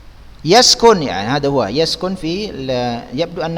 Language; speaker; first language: Arabic; non-native, fluent; Indonesian